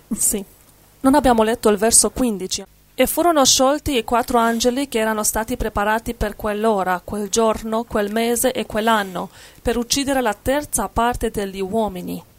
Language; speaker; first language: Italian; non-native, fluent; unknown